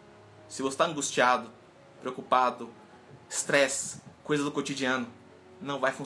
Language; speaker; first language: Portuguese; native; Portuguese